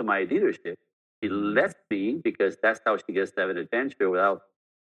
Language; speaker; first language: English; non-native, fluent; French